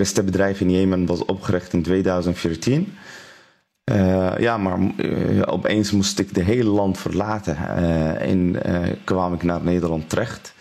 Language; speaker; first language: Dutch; non-native, learner; Arabic